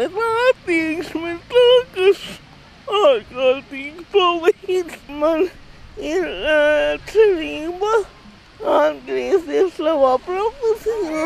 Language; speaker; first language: Latvian; non-native, local second language; Russian